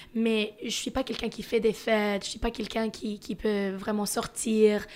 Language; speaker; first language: French; early bilingual, other home language; Russian